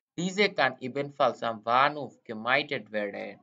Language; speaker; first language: German; non-native, fluent; Bangla